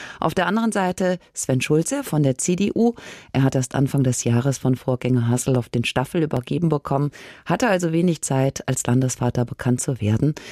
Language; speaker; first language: German; native; German